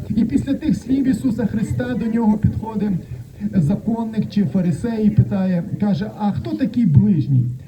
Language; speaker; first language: Ukrainian; non-native, local second language; Russian